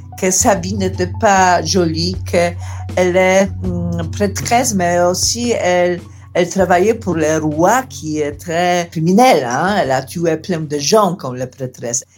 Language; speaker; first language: French; non-native, learner; Polish